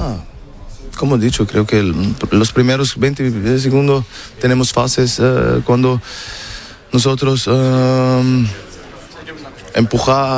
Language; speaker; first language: Spanish; non-native, learner; German